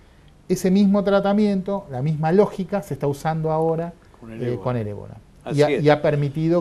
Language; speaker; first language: Spanish; native; Spanish